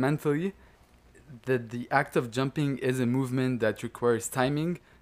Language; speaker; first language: English; non-native, fluent; Arabic